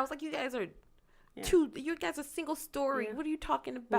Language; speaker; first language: English; native; English